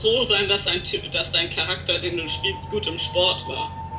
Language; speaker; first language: German; native; German